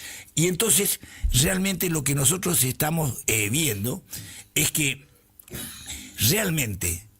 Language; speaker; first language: Spanish; native; Spanish